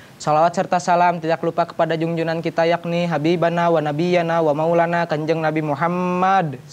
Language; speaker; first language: Indonesian; native; Indonesian